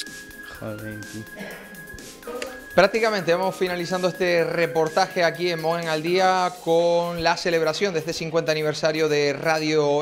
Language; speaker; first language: Spanish; native; Spanish